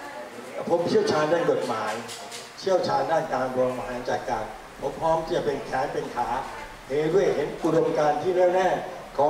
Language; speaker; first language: Thai; native; Thai